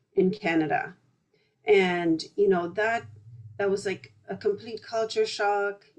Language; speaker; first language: English; early bilingual, other home language; Polish